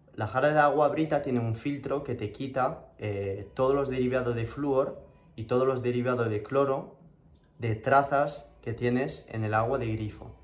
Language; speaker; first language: Spanish; non-native, fluent; French